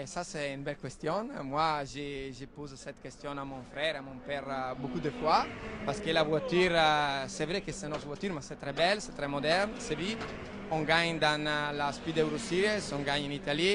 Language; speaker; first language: French; non-native, fluent; Italian